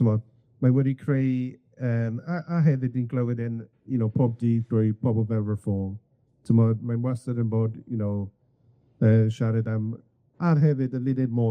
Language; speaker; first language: Welsh; non-native, fluent; English